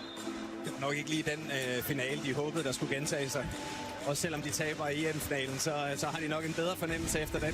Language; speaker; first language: Danish; native; Danish